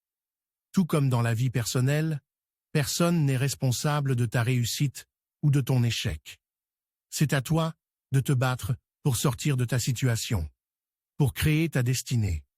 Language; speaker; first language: French; non-native, local second language; Haitian Creole